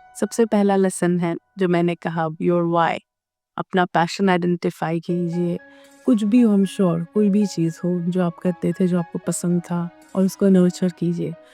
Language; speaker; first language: Hindi; native; Hindi